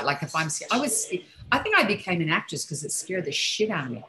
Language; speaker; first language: English; native; English